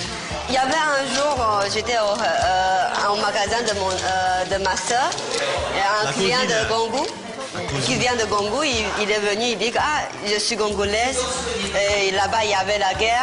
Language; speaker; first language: French; non-native, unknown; Chinese